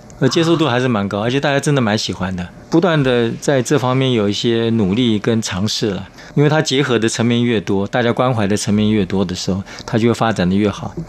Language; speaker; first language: Chinese; native; Chinese